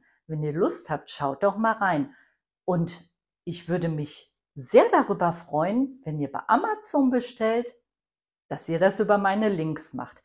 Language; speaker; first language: German; native; German